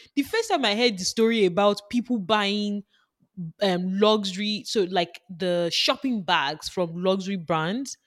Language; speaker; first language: English; non-native, local second language; Yoruba